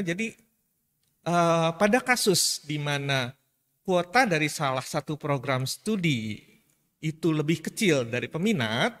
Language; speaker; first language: Indonesian; native; Indonesian